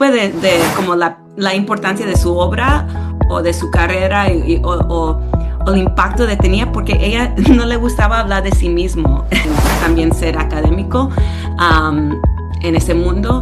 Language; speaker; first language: Spanish; early bilingual, heritage; English